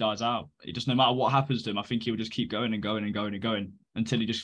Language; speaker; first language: English; native; English